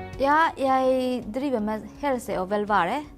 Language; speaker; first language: Norwegian; non-native, learner; Burmese